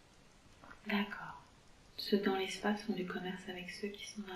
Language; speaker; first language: French; native; French